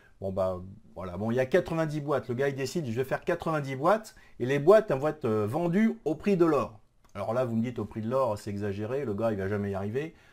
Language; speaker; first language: French; native; French